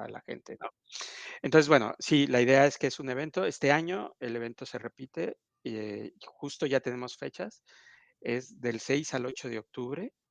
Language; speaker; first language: Spanish; native; Spanish